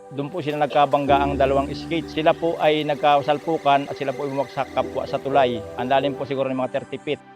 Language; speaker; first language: Filipino; native; Filipino